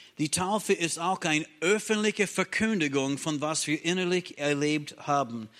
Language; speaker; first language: German; non-native, fluent; English